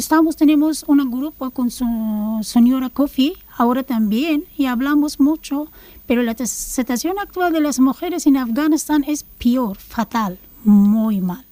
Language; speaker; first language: Spanish; non-native, learner; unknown